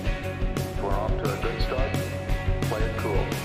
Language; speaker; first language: English; native; English